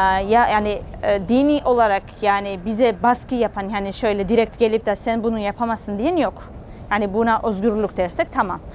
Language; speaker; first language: Turkish; non-native, fluent; Georgian